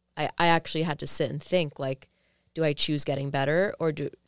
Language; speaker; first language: English; early bilingual, other home language; Greek